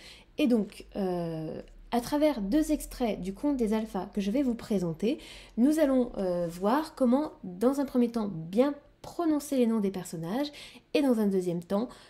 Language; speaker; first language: French; native; French